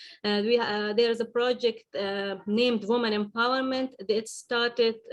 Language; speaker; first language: English; non-native, fluent; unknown